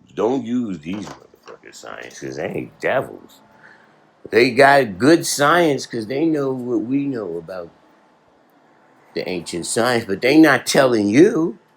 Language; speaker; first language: English; native; English